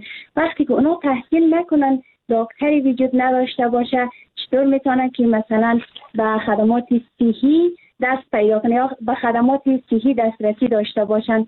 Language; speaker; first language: Persian; native; Persian